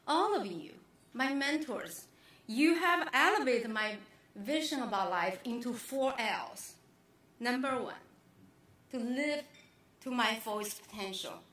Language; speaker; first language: English; non-native, fluent; Chinese